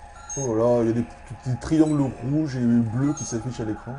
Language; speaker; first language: French; native; French